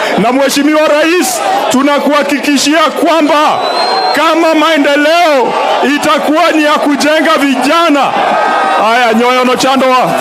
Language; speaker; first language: Swahili; non-native, local second language; Luo (Kenya and Tanzania)